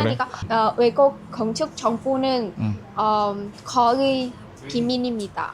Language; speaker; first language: Korean; non-native, learner; Vietnamese